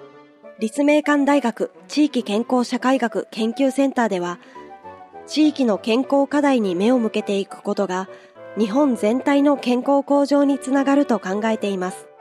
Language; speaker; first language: Japanese; native; Japanese